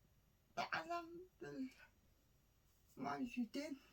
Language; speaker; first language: French; non-native, learner; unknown